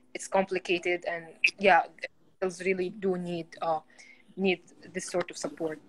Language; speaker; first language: English; non-native, fluent; Arabic